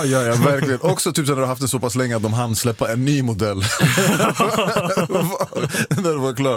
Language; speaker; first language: Swedish; native; Swedish